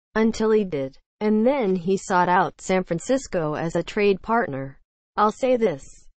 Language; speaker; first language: English; native; English